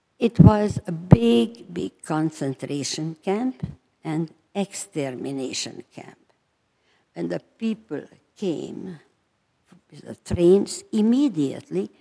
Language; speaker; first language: English; non-native, fluent; Hungarian